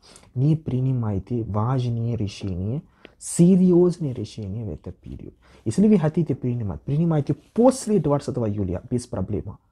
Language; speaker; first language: Russian; non-native, learner; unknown